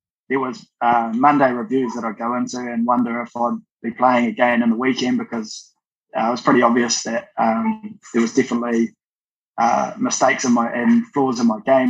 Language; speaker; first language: English; native; English